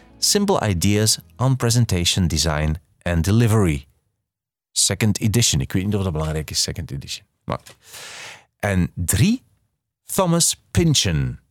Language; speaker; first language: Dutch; native; Dutch